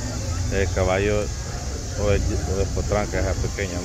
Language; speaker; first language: Spanish; native; Spanish